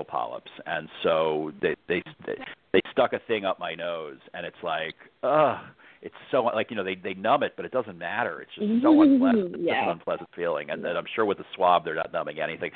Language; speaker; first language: English; native; English